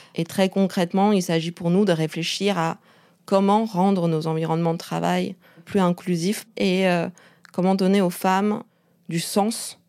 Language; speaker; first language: French; non-native, fluent; Chinese